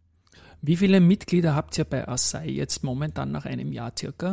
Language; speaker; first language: German; native; German